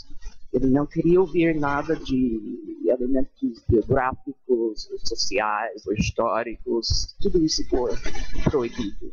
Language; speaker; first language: Portuguese; non-native, fluent; English